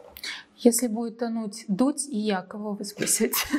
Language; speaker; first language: Russian; native; Russian